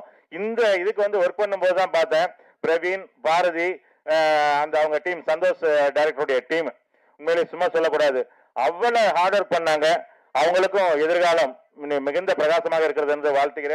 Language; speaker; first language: Tamil; native; Tamil